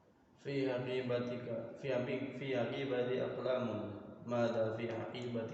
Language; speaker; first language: Arabic; non-native, learner; Indonesian